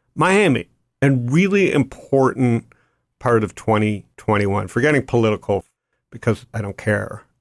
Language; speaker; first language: English; native; English